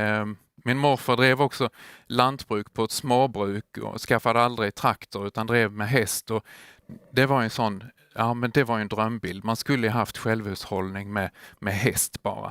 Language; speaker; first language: Swedish; native; Swedish